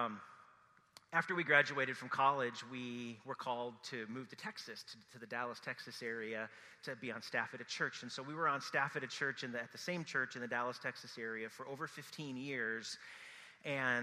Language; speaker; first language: English; native; English